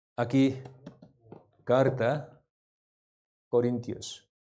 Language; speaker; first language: Spanish; non-native, learner; Korean